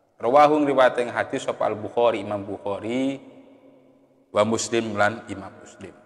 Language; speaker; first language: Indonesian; non-native, local second language; Javanese